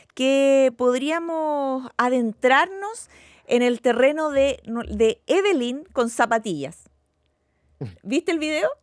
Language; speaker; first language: Spanish; native; Spanish